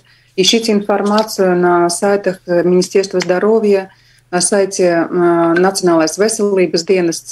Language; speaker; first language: Russian; non-native, local second language; Latvian